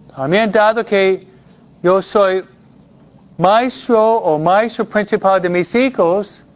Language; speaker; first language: Spanish; native; Spanish